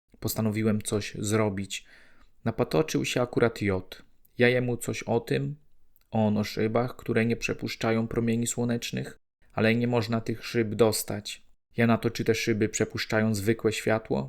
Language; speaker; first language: Polish; native; Polish